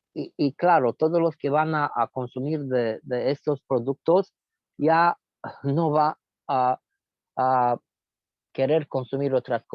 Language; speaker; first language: Spanish; non-native, fluent; Romanian